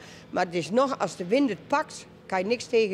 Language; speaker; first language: Dutch; native; Dutch